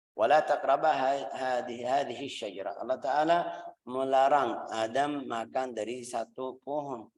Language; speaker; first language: Indonesian; non-native, fluent; Arabic